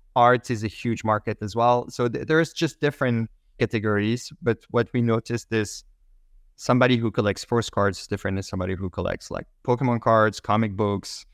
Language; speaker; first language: English; non-native, fluent; French